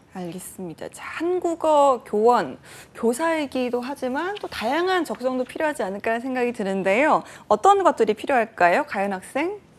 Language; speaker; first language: Korean; native; Korean